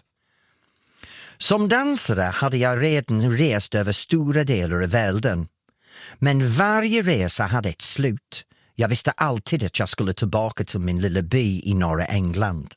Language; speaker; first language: Swedish; non-native, fluent; English